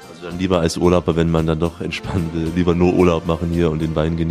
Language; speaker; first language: German; native; German